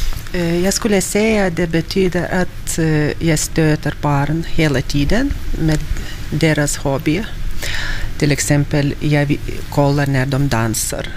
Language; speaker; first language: Swedish; non-native, fluent; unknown